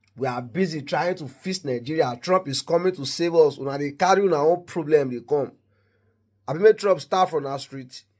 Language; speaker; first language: Nigerian Pidgin; non-native, local second language; Yoruba